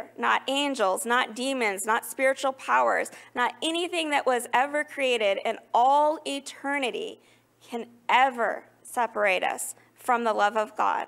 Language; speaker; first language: English; native; English